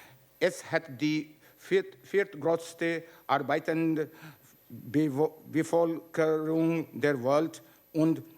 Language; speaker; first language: German; non-native, learner; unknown